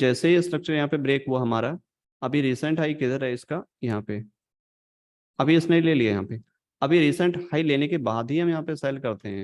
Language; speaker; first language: Hindi; native; Hindi